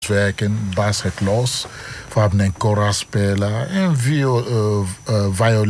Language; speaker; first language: Dutch; non-native, learner; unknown